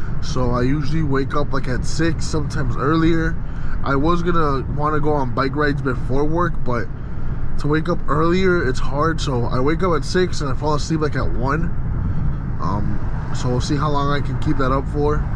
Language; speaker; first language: English; early bilingual, other home language; Spanish